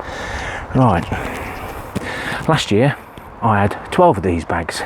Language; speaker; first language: English; native; English